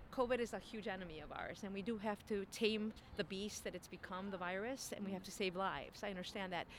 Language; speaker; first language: English; native; English